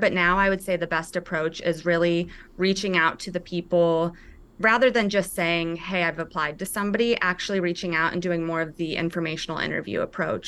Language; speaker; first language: English; native; English